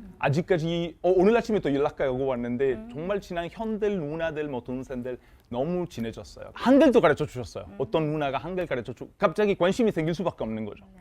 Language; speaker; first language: Korean; non-native, fluent; Italian